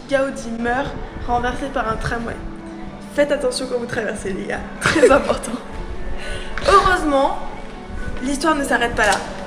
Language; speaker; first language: French; native; French